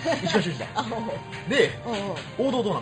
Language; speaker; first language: Japanese; native; Japanese